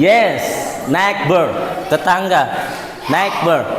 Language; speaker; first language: English; non-native, local second language; Indonesian